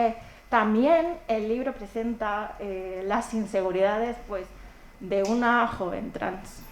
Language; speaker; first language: Spanish; native; Spanish